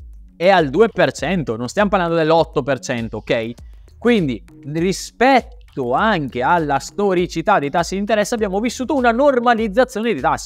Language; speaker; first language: Italian; native; Italian